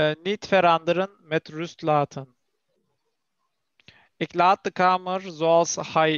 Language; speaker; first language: Dutch; non-native, learner; Turkish